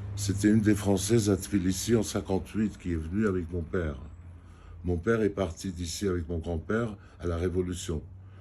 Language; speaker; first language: French; non-native, fluent; Georgian